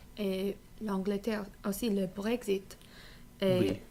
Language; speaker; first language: French; non-native, learner; English